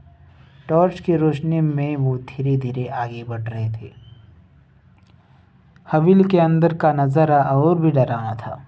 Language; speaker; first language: Hindi; native; Hindi